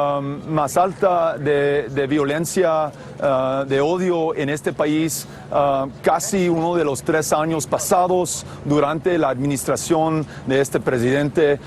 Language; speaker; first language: Spanish; non-native, fluent; English